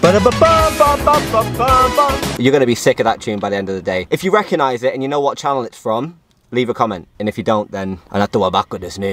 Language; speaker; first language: English; native; English